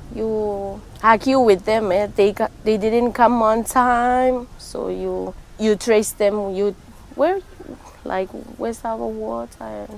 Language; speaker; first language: English; non-native, fluent; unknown